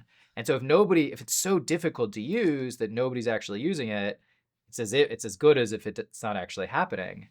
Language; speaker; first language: English; native; English